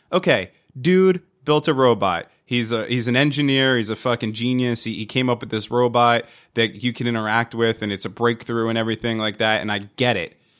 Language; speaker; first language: English; native; English